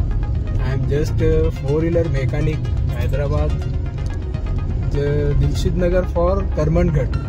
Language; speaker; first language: Telugu; non-native, local second language; Kannada